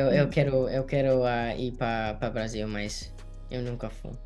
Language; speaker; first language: Portuguese; early bilingual, heritage; English